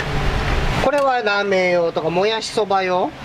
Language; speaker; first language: Japanese; native; Japanese